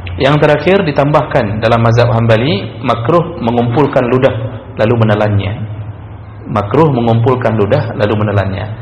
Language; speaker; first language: Malay; non-native, local second language; Achinese